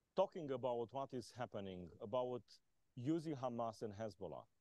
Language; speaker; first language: English; non-native, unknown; Romanian